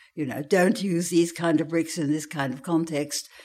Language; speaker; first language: English; native; English